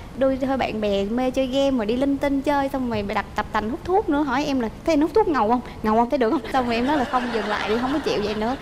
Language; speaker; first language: Vietnamese; native; Vietnamese